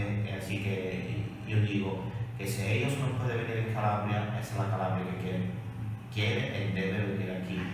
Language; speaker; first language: Spanish; non-native, learner; Italian